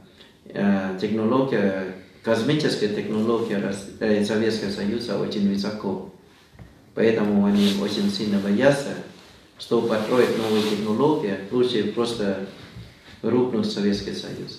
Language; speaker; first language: Russian; non-native, fluent; Thai